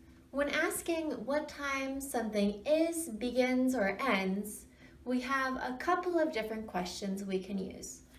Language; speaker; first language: English; native; English